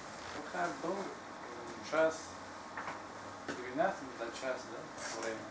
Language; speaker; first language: Russian; non-native, learner; Tajik